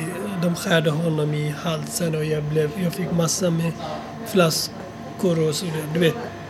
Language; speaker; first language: Swedish; non-native, fluent; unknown